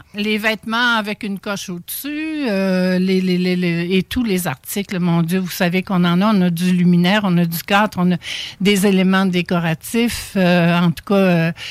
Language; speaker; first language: French; native; French